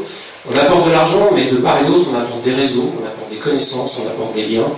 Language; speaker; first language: French; native; French